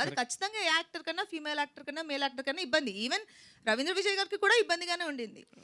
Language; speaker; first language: Telugu; native; Telugu